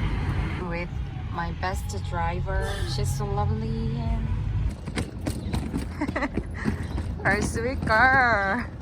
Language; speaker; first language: English; non-native, learner; Korean